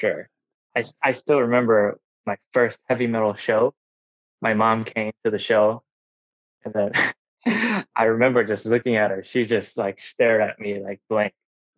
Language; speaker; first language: English; non-native, fluent; Korean